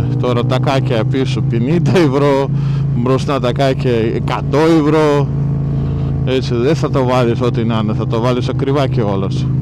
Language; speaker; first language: Greek; early bilingual, heritage; Greek